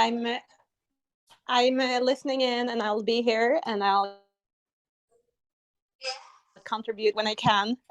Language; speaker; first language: English; non-native, fluent; Swedish